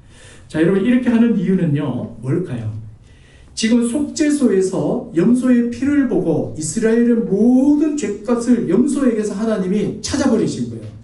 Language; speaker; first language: Korean; native; Korean